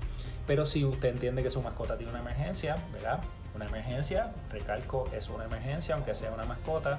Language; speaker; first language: Spanish; native; Spanish